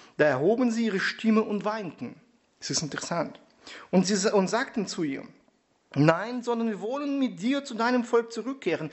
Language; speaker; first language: German; non-native, fluent; Russian